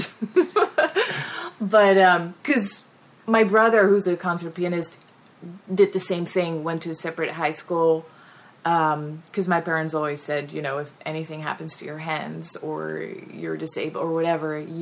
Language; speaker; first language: English; non-native, fluent; Dutch